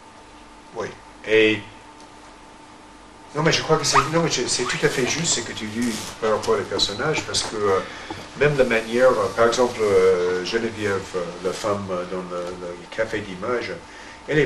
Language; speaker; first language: French; non-native, fluent; English